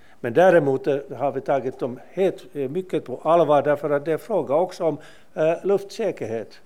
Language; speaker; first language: Swedish; non-native, local second language; Finnish